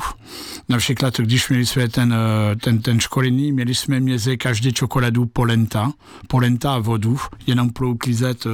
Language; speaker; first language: Czech; non-native, learner; French